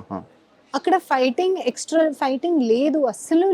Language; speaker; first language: Telugu; non-native, local second language; Hindi